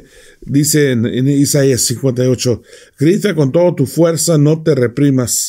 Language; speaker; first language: Spanish; non-native, fluent; English